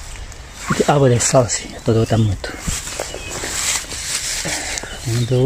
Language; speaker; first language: Spanish; non-native, learner; Chinese